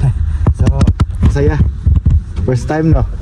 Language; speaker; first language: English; non-native, local second language; Filipino